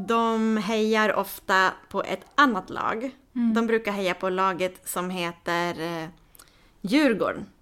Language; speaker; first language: Swedish; native; Swedish